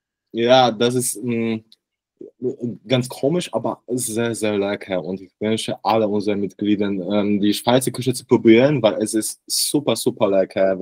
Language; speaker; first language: German; non-native, learner; Polish